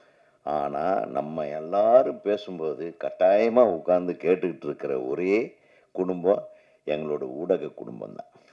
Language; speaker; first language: Tamil; native; Tamil